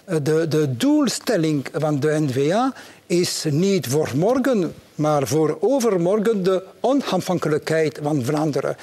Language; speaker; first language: Dutch; non-native, local second language; French